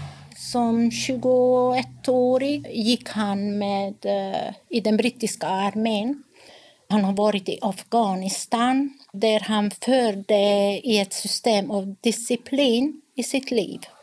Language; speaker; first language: Swedish; non-native, fluent; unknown